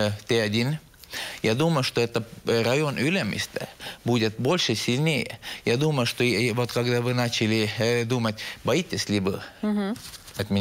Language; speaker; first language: Russian; non-native, local second language; Estonian